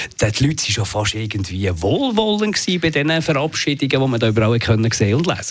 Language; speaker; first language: German; native; German